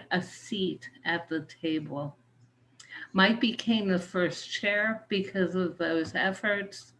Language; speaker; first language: English; native; English